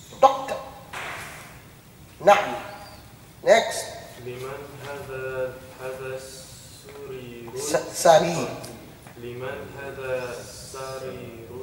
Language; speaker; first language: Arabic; non-native, fluent; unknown